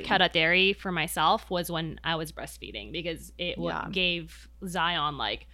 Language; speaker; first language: English; non-native, local second language; Filipino